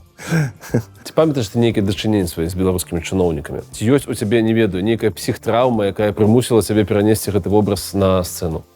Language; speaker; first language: Belarusian; non-native, local second language; Russian